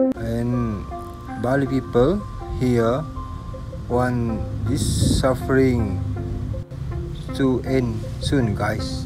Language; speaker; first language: English; non-native, learner; Indonesian